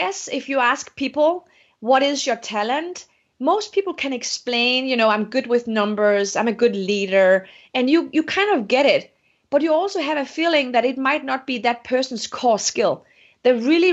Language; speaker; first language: English; non-native, fluent; Danish